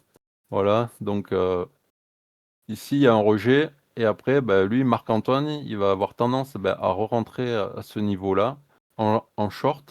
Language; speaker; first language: French; native; French